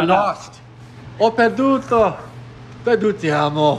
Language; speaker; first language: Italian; non-native, learner; English